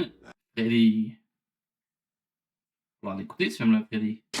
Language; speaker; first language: French; native; French